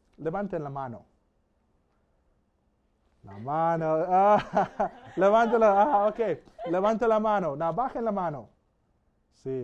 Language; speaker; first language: Spanish; non-native, fluent; English